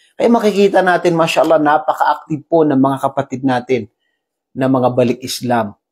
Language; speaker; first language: Filipino; non-native, local second language; Maranao